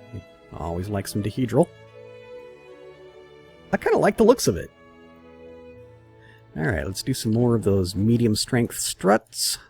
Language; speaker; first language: English; native; English